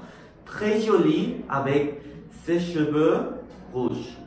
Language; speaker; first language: French; non-native, learner; Spanish